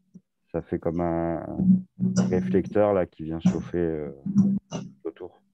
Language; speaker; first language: French; native; French